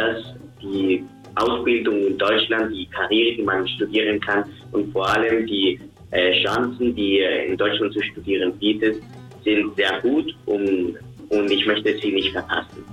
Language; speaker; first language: German; non-native, fluent; Spanish